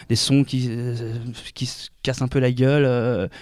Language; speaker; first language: French; native; French